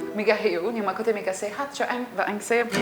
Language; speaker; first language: Vietnamese; non-native, learner; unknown